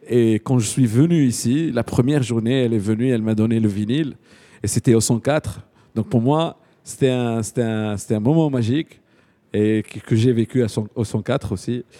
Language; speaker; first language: French; non-native, local second language; Arabic